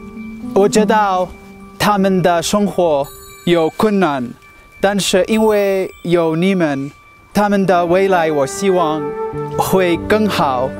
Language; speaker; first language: Chinese; non-native, learner; English